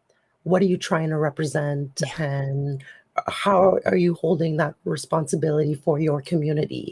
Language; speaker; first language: English; native; English